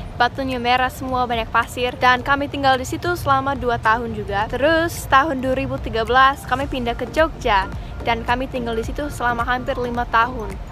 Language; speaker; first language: Indonesian; early bilingual, other home language; English